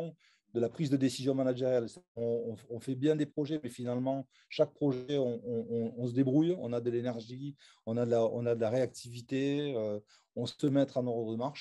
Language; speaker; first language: French; native; French